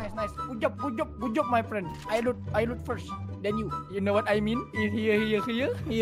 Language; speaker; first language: English; non-native, learner; Indonesian